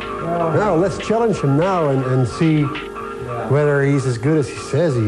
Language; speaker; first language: English; non-native, fluent; Dutch